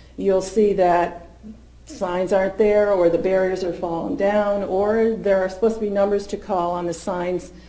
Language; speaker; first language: English; native; English